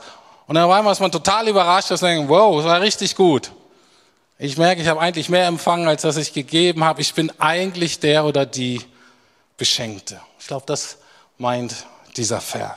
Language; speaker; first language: German; native; German